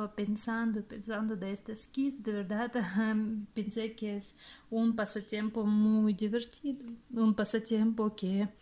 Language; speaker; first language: Spanish; non-native, fluent; Russian